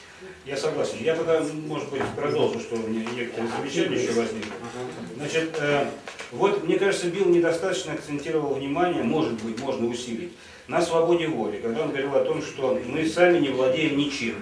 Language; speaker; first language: Russian; native; Russian